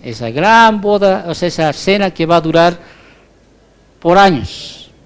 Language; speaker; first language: Spanish; native; Spanish